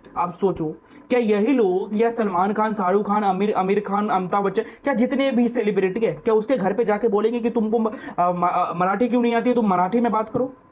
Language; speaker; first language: Hindi; native; Hindi